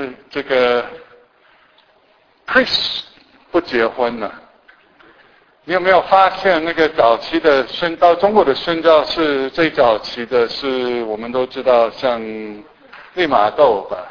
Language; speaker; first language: Chinese; non-native, fluent; English